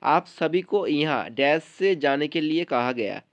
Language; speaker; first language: Hindi; non-native, local second language; Bangla